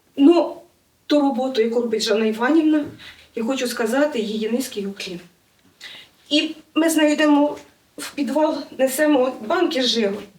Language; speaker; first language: Ukrainian; native; Ukrainian